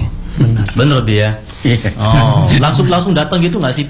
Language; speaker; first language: Indonesian; native; Indonesian